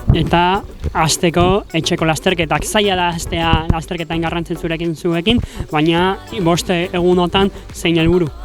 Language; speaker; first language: Basque; native; Basque